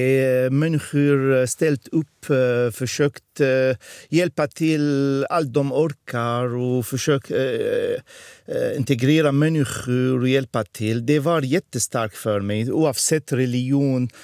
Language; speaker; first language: Swedish; non-native, fluent; Arabic